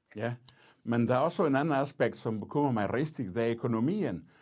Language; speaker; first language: Danish; non-native, fluent; Portuguese